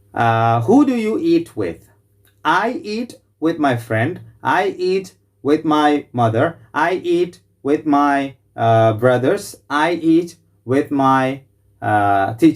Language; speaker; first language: English; non-native, local second language; Malayalam